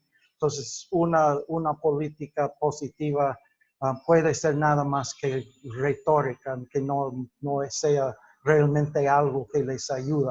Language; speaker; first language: Spanish; non-native, fluent; English